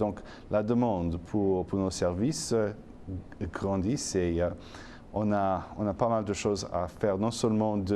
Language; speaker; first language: French; non-native, fluent; English